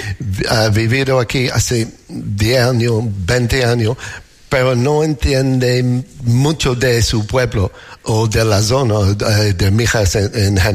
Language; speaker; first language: Spanish; non-native, learner; English